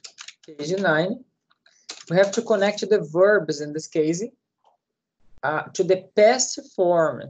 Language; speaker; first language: English; non-native, learner; Portuguese